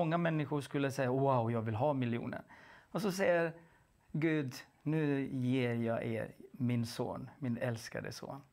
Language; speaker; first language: Swedish; non-native, fluent; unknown